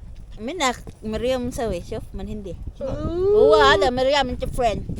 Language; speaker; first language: Arabic; non-native, learner; Filipino